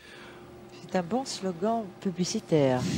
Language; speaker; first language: French; native; French